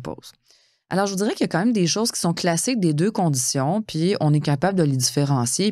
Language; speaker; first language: French; native; French